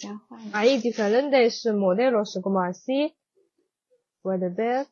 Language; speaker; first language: Spanish; non-native, learner; Chinese